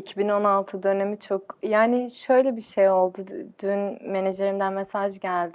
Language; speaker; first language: Turkish; early bilingual, heritage; Turkish